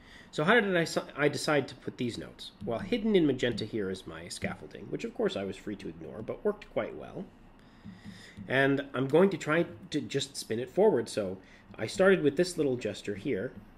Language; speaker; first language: English; native; English